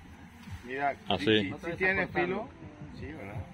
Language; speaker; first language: Spanish; native; Spanish